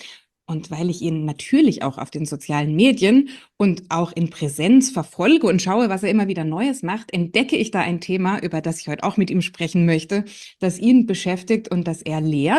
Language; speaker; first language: German; native; German